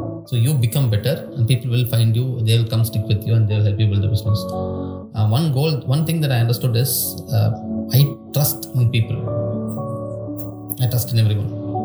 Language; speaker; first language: English; non-native, local second language; Tamil